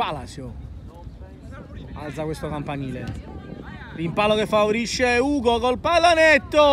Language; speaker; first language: Italian; native; Italian